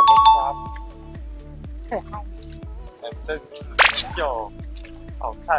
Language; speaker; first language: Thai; non-native, learner; Chinese